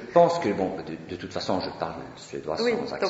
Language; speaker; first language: French; non-native, fluent; Swedish